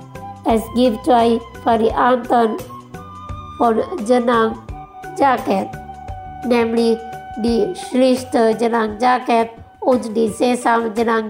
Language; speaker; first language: German; non-native, fluent; Indonesian